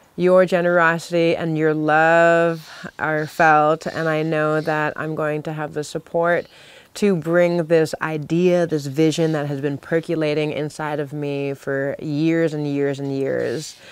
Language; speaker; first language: English; native; English